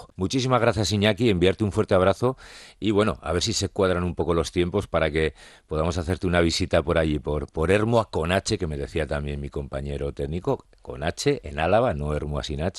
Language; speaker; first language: Spanish; native; Spanish